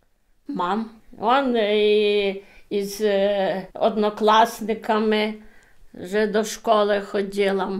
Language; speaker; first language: Polish; early bilingual, heritage; Polish